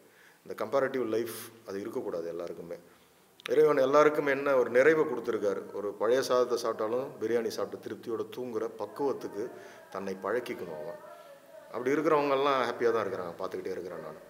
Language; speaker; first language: Tamil; native; Tamil